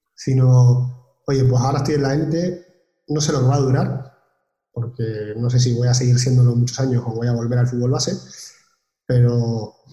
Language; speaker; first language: Spanish; native; Spanish